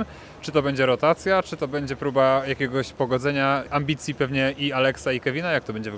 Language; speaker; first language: Polish; native; Polish